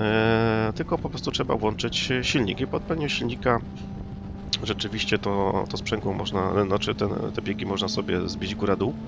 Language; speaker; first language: Polish; native; Polish